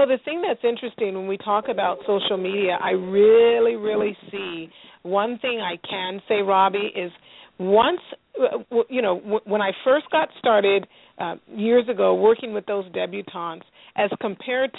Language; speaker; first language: English; native; English